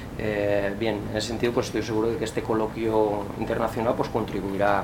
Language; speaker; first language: Spanish; native; Spanish